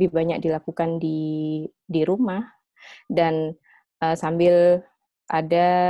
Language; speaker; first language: Indonesian; native; Indonesian